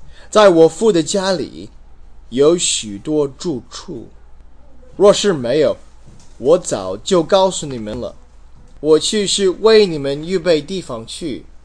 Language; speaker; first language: Chinese; non-native, fluent; English